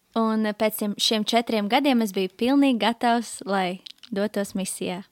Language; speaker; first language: Latvian; native; Latvian